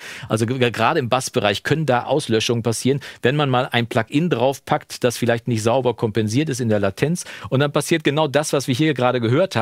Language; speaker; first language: German; native; German